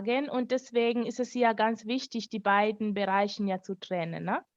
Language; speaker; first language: German; native; German